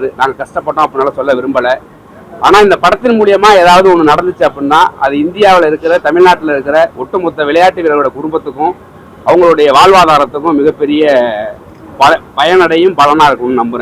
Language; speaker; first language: Tamil; native; Tamil